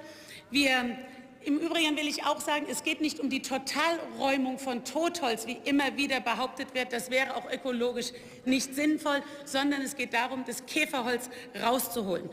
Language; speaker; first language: German; native; German